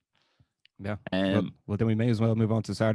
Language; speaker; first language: English; native; English